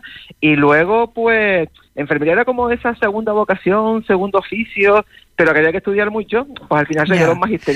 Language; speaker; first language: Spanish; native; Spanish